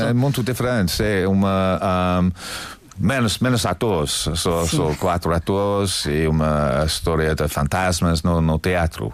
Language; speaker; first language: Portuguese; non-native, learner; English